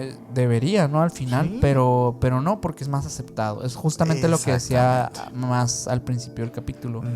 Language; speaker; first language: Spanish; native; Spanish